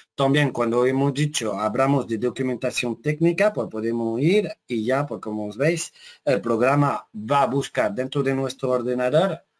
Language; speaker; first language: Spanish; non-native, fluent; French